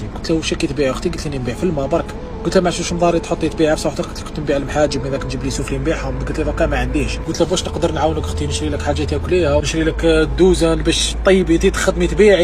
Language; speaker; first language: Arabic; native; Arabic